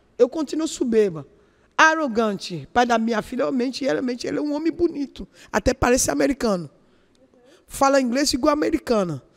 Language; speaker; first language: Portuguese; non-native, learner; Yoruba